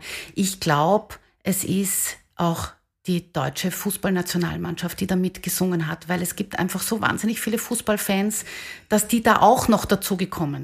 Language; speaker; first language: German; native; German